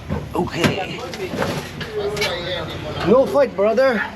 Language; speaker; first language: English; non-native, learner; French